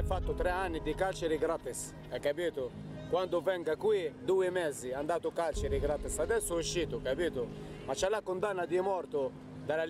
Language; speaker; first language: Italian; non-native, learner; Arabic